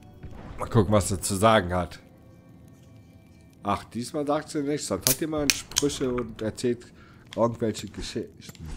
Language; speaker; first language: German; native; German